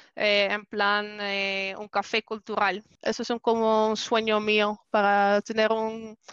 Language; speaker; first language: Spanish; non-native, fluent; Dutch